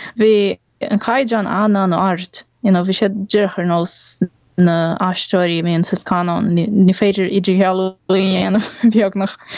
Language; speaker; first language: Irish; non-native, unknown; Portuguese